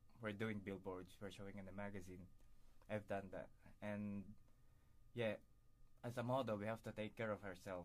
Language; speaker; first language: English; non-native, local second language; Filipino